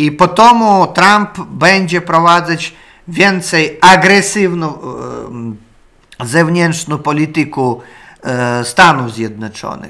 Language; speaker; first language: Polish; non-native, learner; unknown